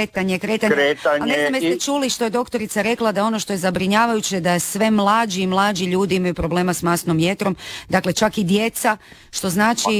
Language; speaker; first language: Serbian; native; Serbian